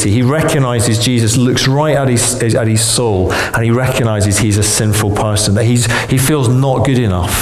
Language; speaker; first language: English; native; English